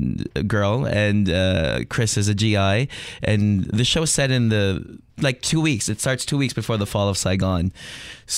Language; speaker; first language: English; non-native, local second language; Filipino